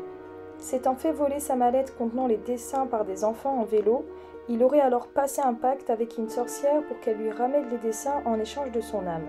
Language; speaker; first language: French; native; French